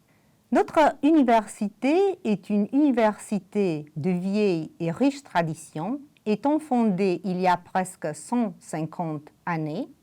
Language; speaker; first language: French; non-native, fluent; Romanian